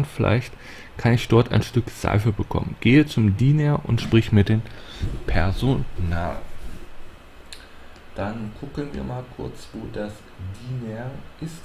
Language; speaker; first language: German; native; German